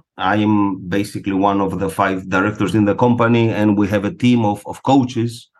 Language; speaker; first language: English; non-native, fluent; Greek